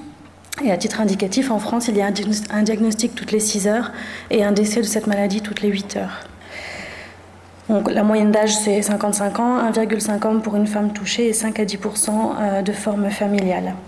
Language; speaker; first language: French; native; French